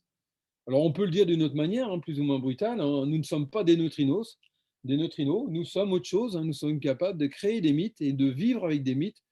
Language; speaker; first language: French; native; French